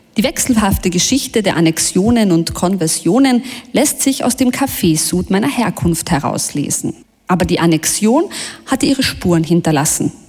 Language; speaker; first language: German; early bilingual, other home language; Bosnian